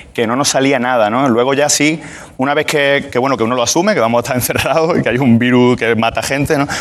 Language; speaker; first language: Spanish; native; Spanish